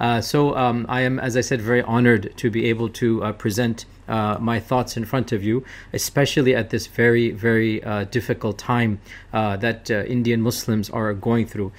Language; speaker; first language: Urdu; early bilingual, heritage; Urdu